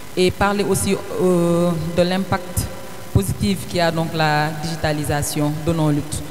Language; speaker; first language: French; non-native, local second language; Wolof